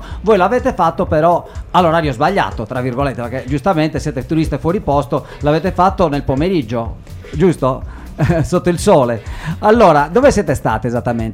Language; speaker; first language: Italian; native; Italian